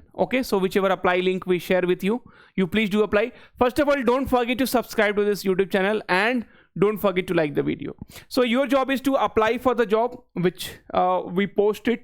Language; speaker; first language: English; non-native, local second language; Hindi